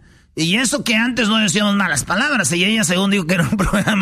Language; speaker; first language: Spanish; native; Spanish